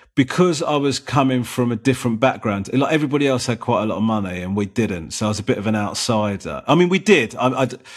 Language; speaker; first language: English; native; English